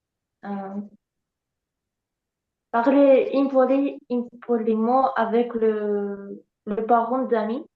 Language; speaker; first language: French; non-native, learner; Ukrainian